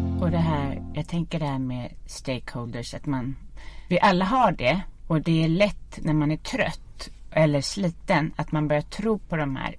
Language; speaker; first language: Swedish; native; Swedish